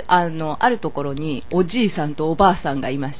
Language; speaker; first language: Japanese; native; Japanese